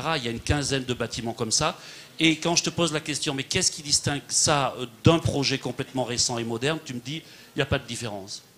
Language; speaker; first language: French; native; French